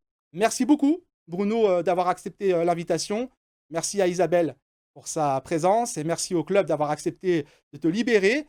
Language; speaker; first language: French; native; French